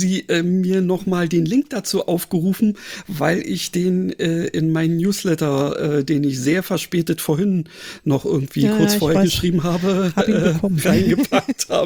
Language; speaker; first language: German; native; German